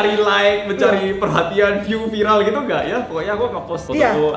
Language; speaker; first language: Indonesian; native; Indonesian